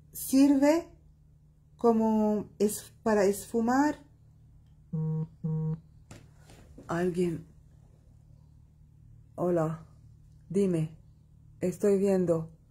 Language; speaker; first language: Spanish; non-native, fluent; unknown